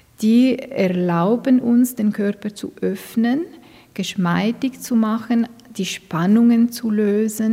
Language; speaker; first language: German; non-native, fluent; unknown